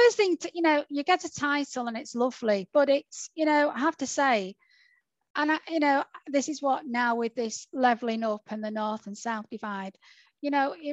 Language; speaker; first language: English; native; English